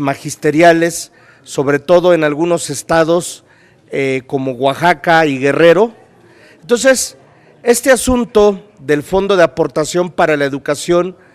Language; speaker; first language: Spanish; native; Spanish